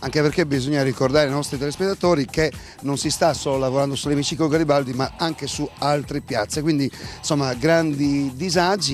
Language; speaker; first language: Italian; native; Italian